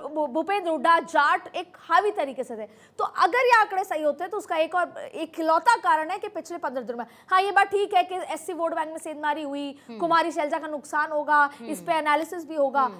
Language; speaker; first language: Hindi; native; Hindi